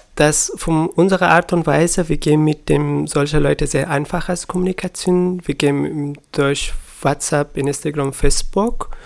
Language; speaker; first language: German; non-native, learner; Persian